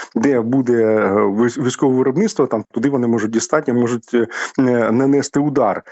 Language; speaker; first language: Ukrainian; native; Ukrainian